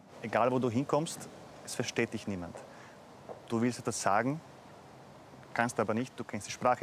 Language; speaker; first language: German; non-native, fluent; Bosnian